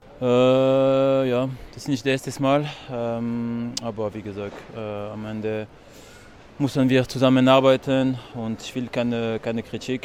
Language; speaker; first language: German; non-native, learner; French